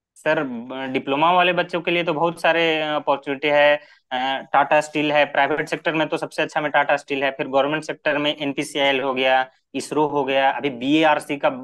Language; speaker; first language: Hindi; native; Hindi